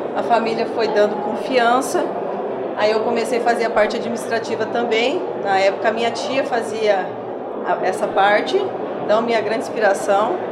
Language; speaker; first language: Portuguese; native; Portuguese